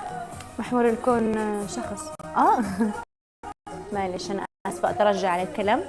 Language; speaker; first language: Arabic; native; Arabic